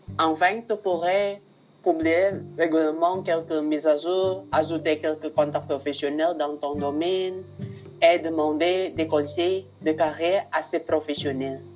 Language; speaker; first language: French; non-native, learner; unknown